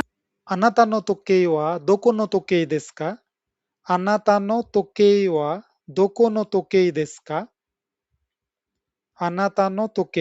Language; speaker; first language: Japanese; non-native, fluent; Bangla